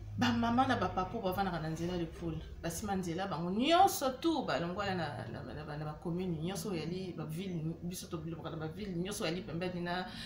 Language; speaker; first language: Lingala; native; Lingala